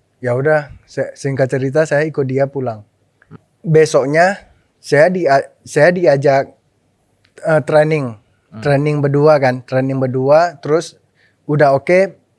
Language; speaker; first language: Indonesian; non-native, local second language; Min Nan Chinese